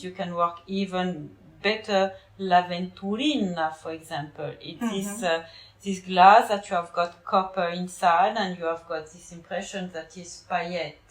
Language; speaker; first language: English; non-native, learner; French